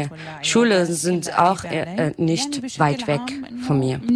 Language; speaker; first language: German; non-native, learner; Arabic